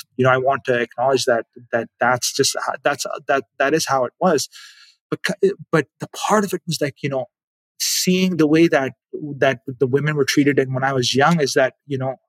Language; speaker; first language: English; non-native, local second language; Urdu